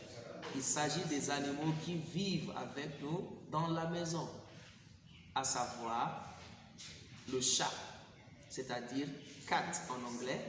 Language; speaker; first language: French; non-native, fluent; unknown